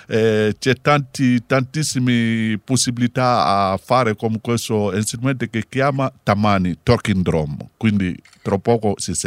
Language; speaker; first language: Italian; non-native, learner; Bambara